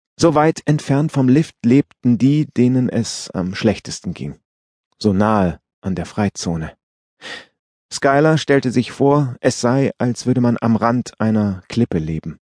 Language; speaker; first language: German; native; German